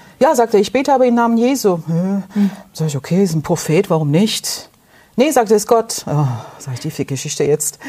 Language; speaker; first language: German; non-native, fluent; Turkish